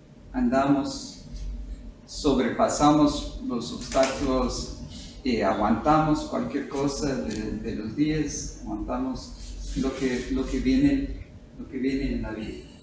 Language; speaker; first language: Spanish; non-native, fluent; English